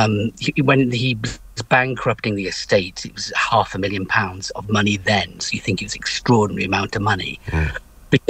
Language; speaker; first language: English; native; English